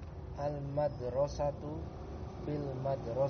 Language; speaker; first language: Arabic; non-native, learner; Indonesian